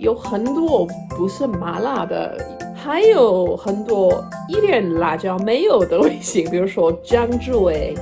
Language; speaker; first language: Chinese; non-native, fluent; English